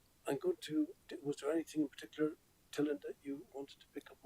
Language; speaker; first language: English; native; English